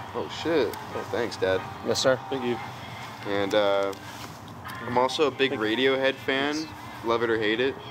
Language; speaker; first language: English; native; English